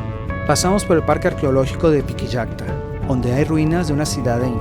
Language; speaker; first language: Spanish; non-native, learner; Portuguese